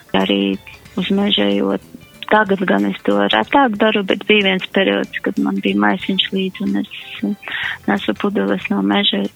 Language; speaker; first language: Latvian; native; Latvian